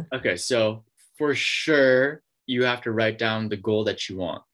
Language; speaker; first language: English; native; English